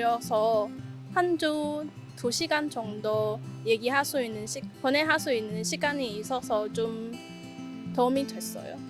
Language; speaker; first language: Korean; non-native, learner; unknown